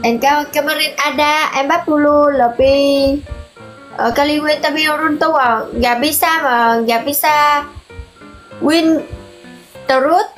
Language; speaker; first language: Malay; non-native, learner; Vietnamese